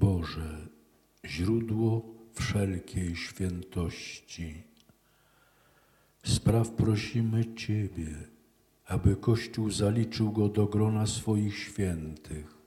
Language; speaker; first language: Polish; native; Polish